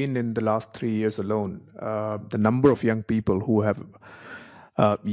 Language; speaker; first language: English; non-native, local second language; Hindi